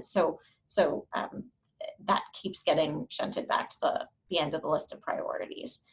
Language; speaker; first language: English; native; English